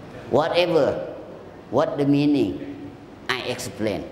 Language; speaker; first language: English; non-native, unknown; Thai